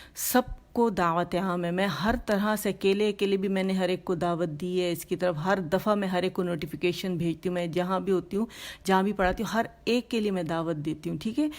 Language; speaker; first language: Urdu; native; Urdu